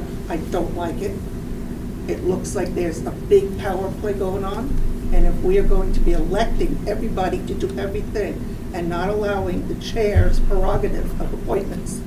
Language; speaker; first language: English; native; English